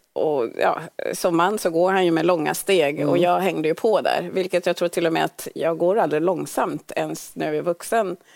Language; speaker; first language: Swedish; early bilingual, other home language; Swahili